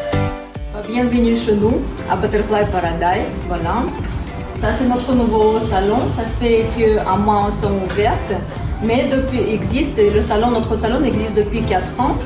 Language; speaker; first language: French; non-native, learner; Russian